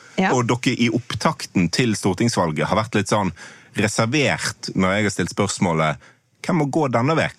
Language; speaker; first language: Norwegian; native; Norwegian